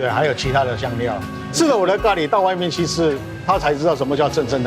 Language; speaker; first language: Chinese; non-native, fluent; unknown